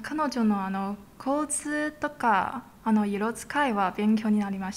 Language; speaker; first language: Japanese; non-native, fluent; Chinese